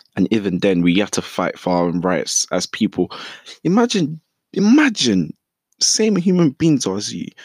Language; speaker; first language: English; early bilingual, other home language; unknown